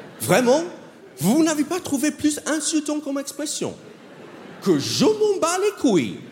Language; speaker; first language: French; non-native, fluent; English